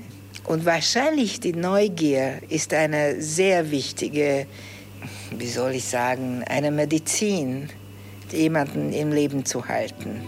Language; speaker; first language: German; early bilingual, heritage; Hungarian